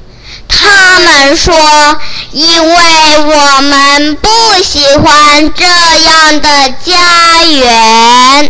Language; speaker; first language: Chinese; non-native, local second language; Cantonese